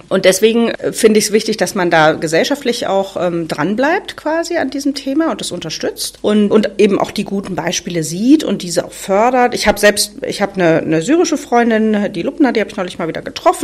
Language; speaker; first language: German; native; German